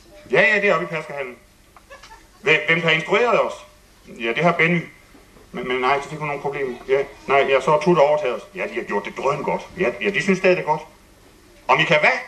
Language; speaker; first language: Danish; native; Danish